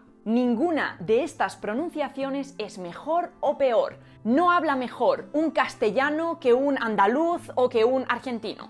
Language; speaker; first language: Spanish; native; Spanish